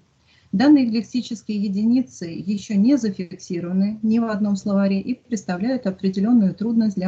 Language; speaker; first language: Russian; native; Russian